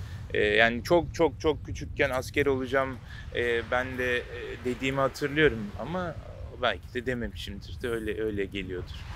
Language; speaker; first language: Turkish; native; Turkish